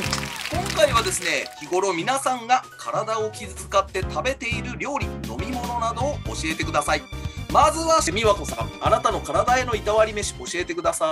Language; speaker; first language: Japanese; native; Japanese